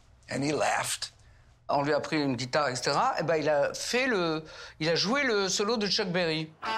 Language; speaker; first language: French; native; French